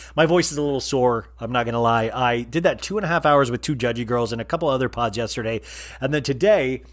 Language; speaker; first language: English; native; English